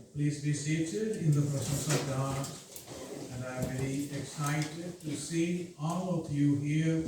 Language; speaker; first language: English; non-native, local second language; Malayalam